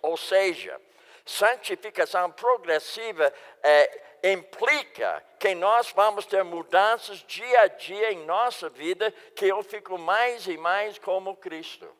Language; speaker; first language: Portuguese; non-native, fluent; English